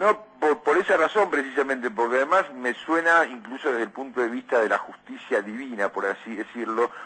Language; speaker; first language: Spanish; native; Spanish